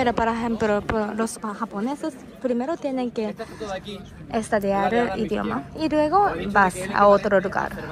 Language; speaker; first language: Spanish; non-native, fluent; Japanese